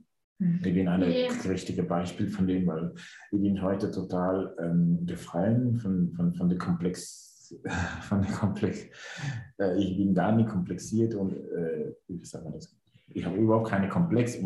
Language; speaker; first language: German; non-native, learner; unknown